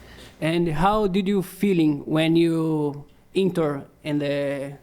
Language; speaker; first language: English; non-native, learner; Portuguese